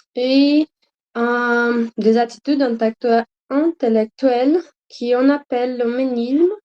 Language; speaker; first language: French; non-native, learner; Portuguese